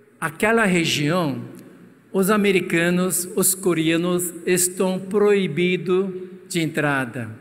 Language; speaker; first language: Portuguese; non-native, fluent; Korean